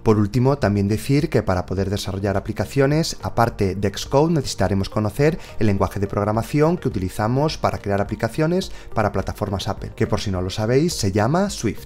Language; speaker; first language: Spanish; native; Spanish